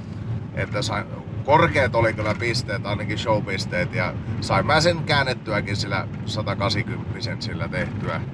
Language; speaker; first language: Finnish; native; Finnish